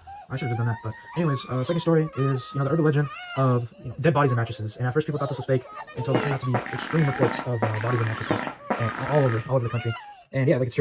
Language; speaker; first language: English; native; English